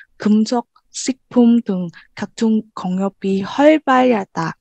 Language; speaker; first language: Korean; non-native, learner; Vietnamese